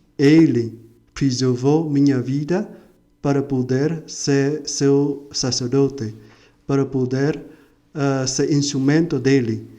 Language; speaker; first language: Portuguese; non-native, fluent; Vietnamese